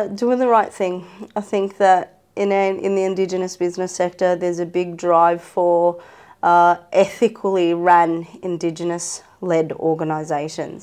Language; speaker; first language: English; native; English